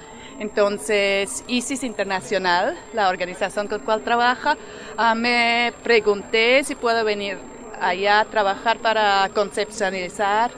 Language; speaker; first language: Spanish; non-native, fluent; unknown